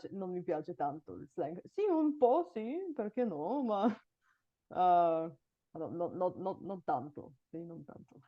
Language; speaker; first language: Italian; non-native, learner; Bulgarian